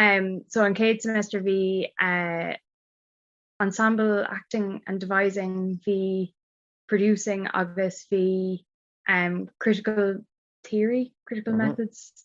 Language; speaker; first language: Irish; non-native, local second language; English